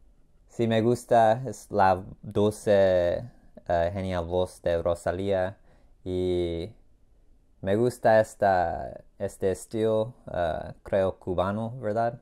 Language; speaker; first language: Spanish; non-native, learner; English